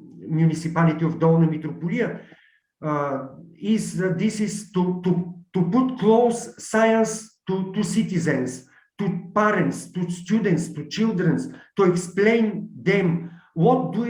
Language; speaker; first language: English; non-native, learner; Bulgarian